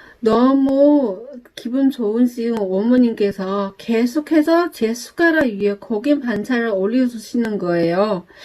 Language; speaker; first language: Korean; non-native, learner; Chinese